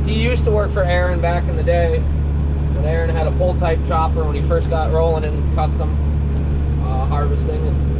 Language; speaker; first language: English; native; English